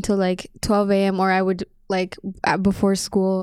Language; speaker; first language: English; non-native, fluent; Amharic